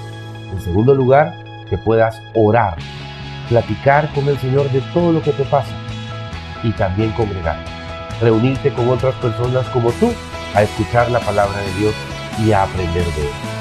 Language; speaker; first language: Spanish; native; Spanish